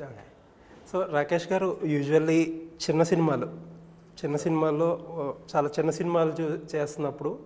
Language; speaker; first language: Telugu; native; Telugu